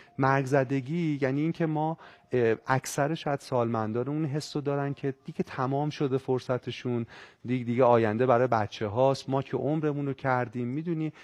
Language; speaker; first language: Persian; native; Persian